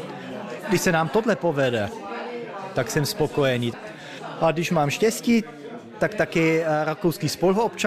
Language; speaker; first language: Czech; early bilingual, heritage; Czech